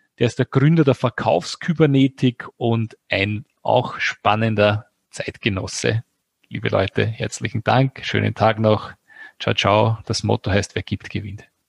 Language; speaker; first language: German; native; German